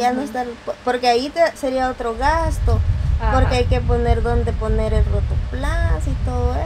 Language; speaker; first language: Spanish; native; Spanish